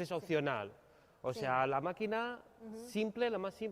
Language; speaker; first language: Spanish; native; Spanish